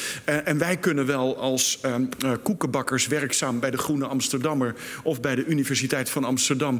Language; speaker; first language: Dutch; native; Dutch